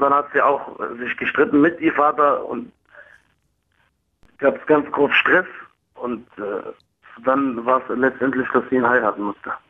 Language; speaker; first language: German; early bilingual, other home language; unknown